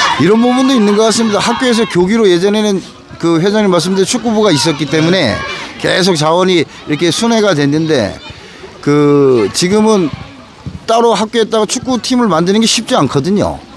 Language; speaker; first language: Korean; native; Korean